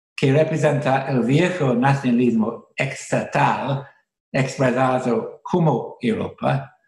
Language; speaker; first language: Spanish; non-native, fluent; English